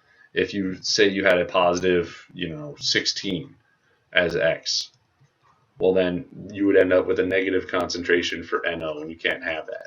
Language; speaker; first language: English; native; English